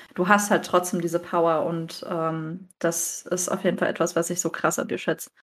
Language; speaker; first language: German; native; German